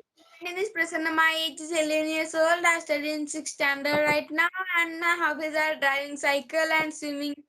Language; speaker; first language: English; non-native, learner; Marathi